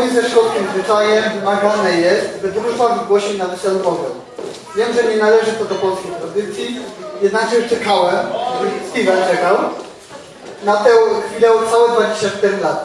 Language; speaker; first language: Polish; non-native, learner; English